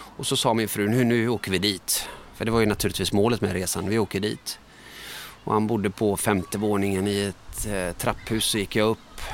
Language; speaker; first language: Swedish; early bilingual, other home language; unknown